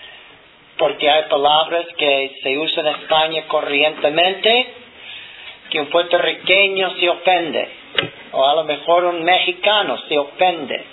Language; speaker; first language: Spanish; non-native, fluent; English